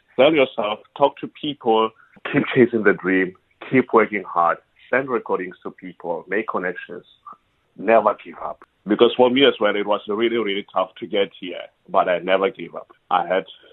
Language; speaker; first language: English; non-native, local second language; Southern Sotho